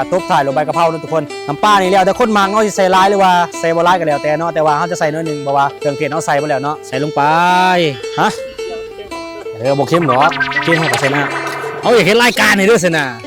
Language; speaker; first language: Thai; non-native, local second language; Northeastern Thai